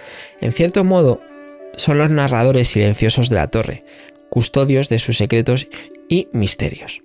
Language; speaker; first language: Spanish; native; Spanish